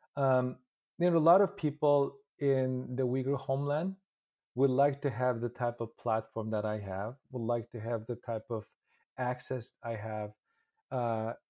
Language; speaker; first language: English; non-native, fluent; Uyghur